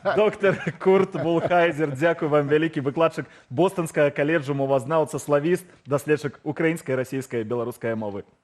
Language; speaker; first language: Belarusian; native; Belarusian